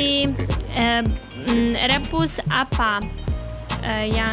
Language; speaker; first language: Indonesian; non-native, learner; Polish